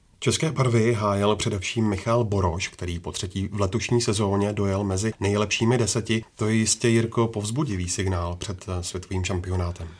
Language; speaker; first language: Czech; native; Czech